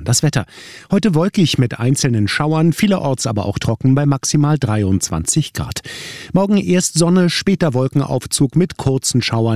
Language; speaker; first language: German; native; German